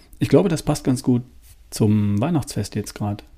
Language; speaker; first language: German; native; German